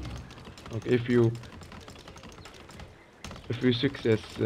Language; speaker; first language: English; non-native, learner; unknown